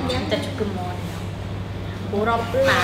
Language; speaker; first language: Korean; non-native, learner; Vietnamese